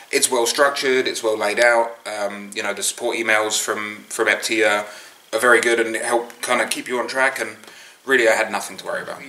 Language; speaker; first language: English; native; English